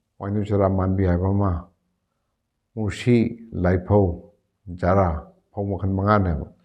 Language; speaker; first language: Manipuri; native; Manipuri